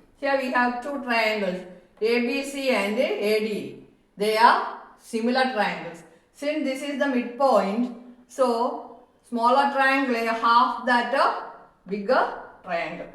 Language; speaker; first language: English; non-native, local second language; Malayalam